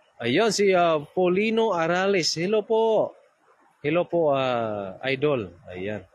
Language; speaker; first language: Filipino; non-native, local second language; Cebuano